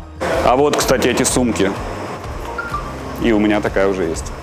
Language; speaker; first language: Russian; native; Russian